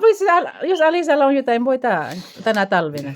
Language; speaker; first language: Finnish; non-native, learner; Filipino